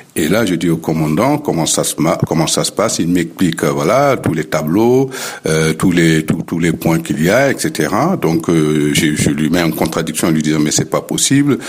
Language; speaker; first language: French; non-native, local second language; Fula